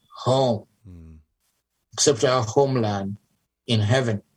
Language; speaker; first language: English; non-native, local second language; Ganda